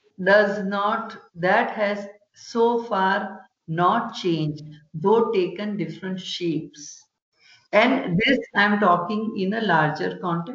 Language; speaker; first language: English; non-native, local second language; Gujarati